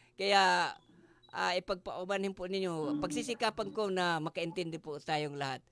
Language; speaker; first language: Filipino; non-native, local second language; Waray